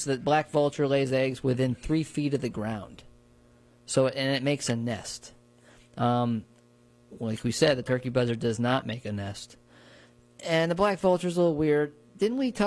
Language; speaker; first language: English; native; English